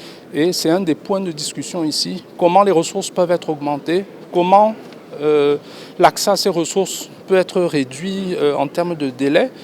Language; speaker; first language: French; non-native, local second language; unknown